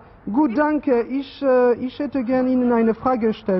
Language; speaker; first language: German; non-native, learner; French